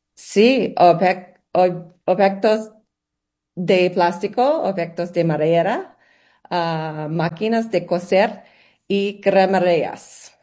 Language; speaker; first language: Spanish; non-native, learner; English